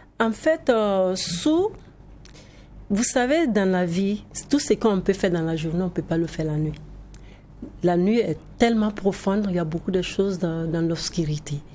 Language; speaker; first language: French; non-native, local second language; Dyula